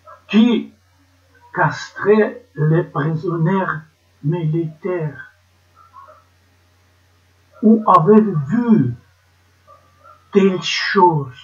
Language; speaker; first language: French; non-native, learner; Ukrainian